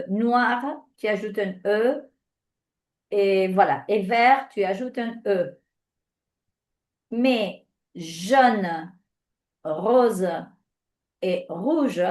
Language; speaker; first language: French; non-native, fluent; Spanish